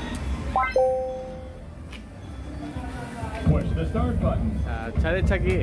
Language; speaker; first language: Korean; non-native, learner; Spanish